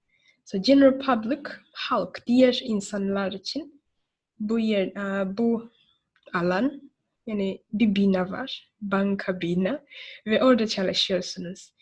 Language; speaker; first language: Turkish; non-native, learner; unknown